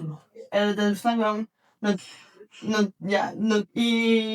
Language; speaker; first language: Danish; non-native, learner; Spanish